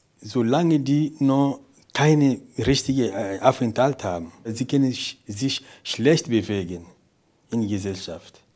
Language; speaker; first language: German; non-native, fluent; Portuguese